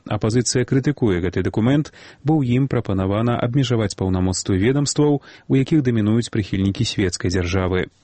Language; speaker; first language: Belarusian; native; Belarusian